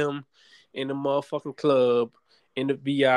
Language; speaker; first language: English; native; English